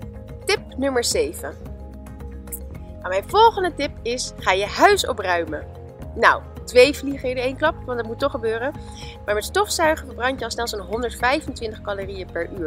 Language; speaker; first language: Dutch; native; Dutch